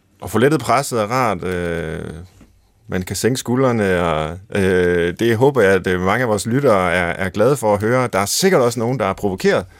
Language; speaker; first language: Danish; native; Danish